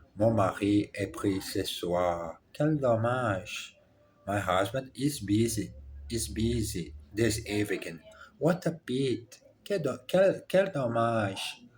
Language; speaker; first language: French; non-native, learner; Portuguese